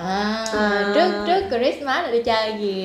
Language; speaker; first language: Korean; non-native, learner; Vietnamese